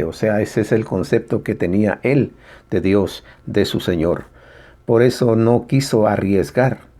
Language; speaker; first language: Spanish; native; Spanish